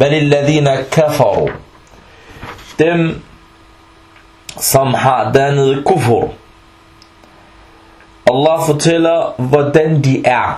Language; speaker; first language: Danish; early bilingual, other home language; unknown